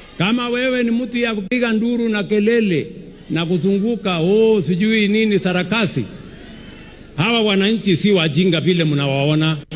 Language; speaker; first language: Swahili; non-native, local second language; Kalenjin